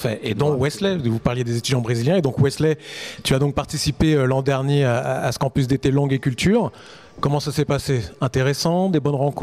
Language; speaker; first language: French; native; French